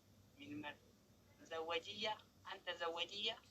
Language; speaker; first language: Arabic; non-native, learner; Oromo